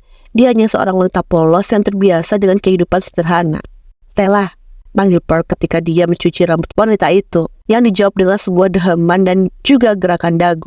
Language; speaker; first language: Indonesian; native; Indonesian